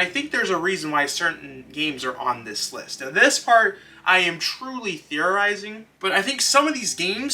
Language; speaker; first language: English; native; English